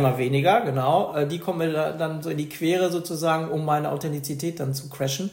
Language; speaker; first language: German; native; German